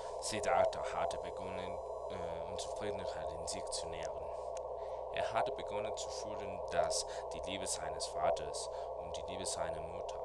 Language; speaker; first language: German; non-native, learner; Spanish